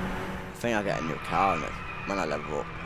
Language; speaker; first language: English; native; English